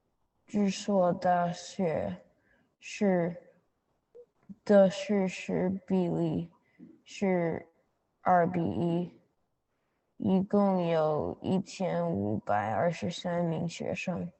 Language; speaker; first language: Chinese; non-native, learner; English